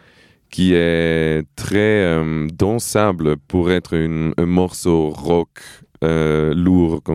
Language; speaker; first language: French; non-native, fluent; Portuguese